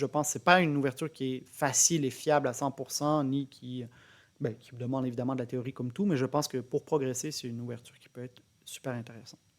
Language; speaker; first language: French; native; French